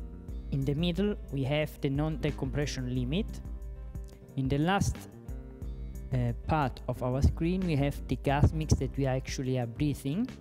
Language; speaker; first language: English; non-native, fluent; Italian